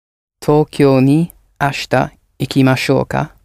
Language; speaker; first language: Japanese; non-native, learner; English